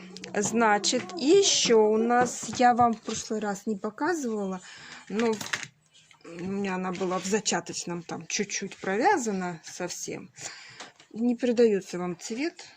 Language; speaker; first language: Russian; native; Russian